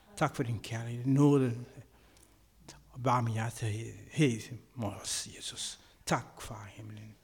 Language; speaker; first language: Danish; non-native, learner; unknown